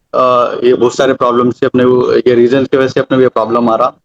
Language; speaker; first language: Hindi; non-native, local second language; Telugu